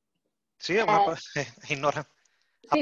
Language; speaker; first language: Spanish; native; Spanish